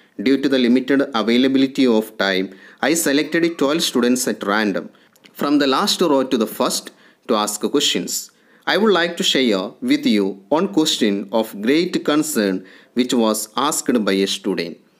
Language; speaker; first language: English; non-native, local second language; Malayalam